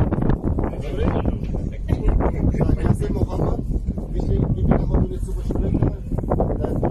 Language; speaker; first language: Czech; non-native, fluent; Arabic